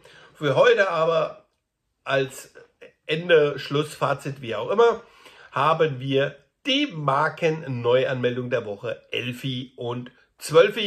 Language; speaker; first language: German; native; German